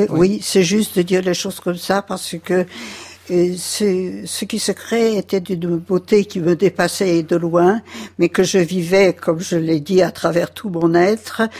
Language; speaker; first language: French; early bilingual, other home language; Yiddish